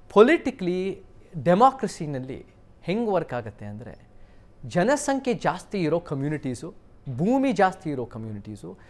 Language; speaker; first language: Kannada; early bilingual, heritage; Kannada